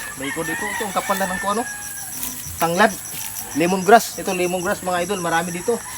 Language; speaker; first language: Filipino; non-native, local second language; Cebuano